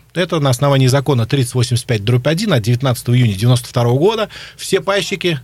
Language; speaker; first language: Russian; native; Russian